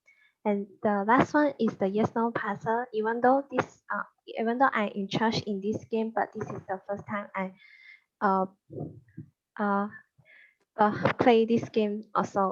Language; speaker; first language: English; non-native, learner; Chinese